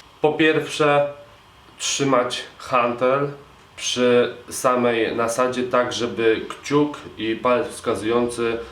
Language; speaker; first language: Polish; native; Polish